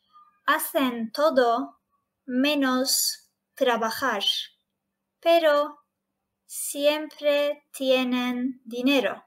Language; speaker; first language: Spanish; non-native, fluent; Turkish